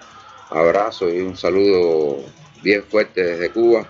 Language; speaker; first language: Spanish; native; Spanish